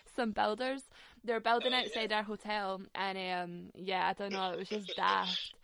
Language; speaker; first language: English; native; English